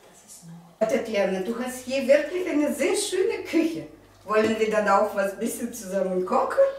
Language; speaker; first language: German; non-native, fluent; Russian